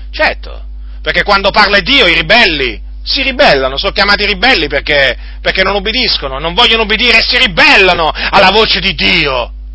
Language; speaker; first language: Italian; native; Italian